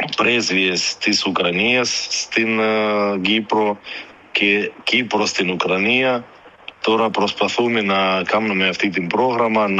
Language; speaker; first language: Greek; early bilingual, heritage; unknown